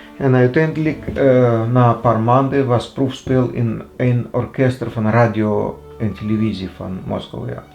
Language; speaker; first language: Dutch; non-native, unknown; Russian